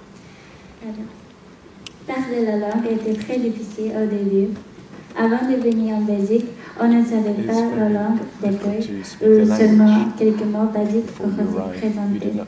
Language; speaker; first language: French; non-native, fluent; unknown